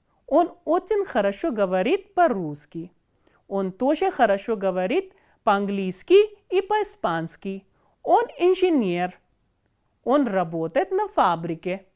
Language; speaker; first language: Russian; non-native, fluent; Hindi